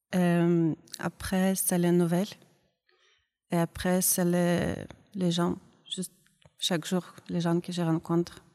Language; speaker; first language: French; non-native, learner; Ukrainian